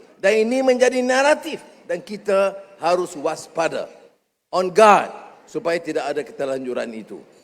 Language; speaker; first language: Malay; native; Malay